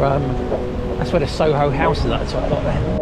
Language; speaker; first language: English; native; English